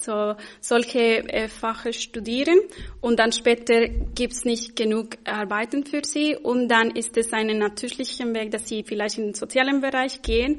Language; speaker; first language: German; non-native, fluent; Spanish